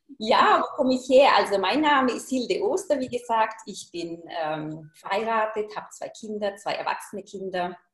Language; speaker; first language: German; early bilingual, heritage; German